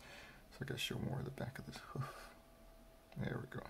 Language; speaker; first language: English; native; English